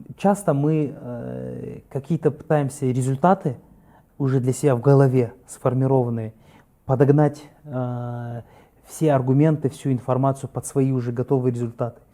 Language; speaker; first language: Russian; native; Russian